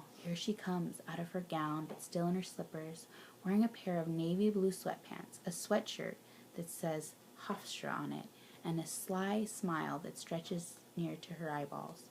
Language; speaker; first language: English; native; English